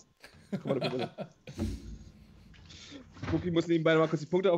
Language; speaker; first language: German; native; German